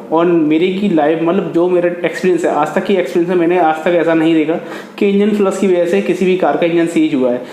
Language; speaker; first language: Hindi; native; Hindi